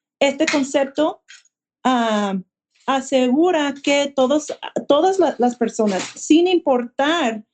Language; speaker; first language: Spanish; early bilingual, heritage; Spanish